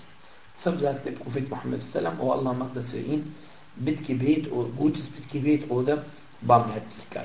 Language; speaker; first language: German; non-native, fluent; Arabic